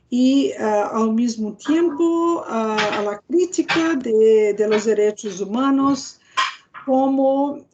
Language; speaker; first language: Spanish; non-native, fluent; Portuguese